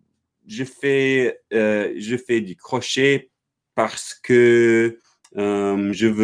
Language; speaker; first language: French; non-native, learner; English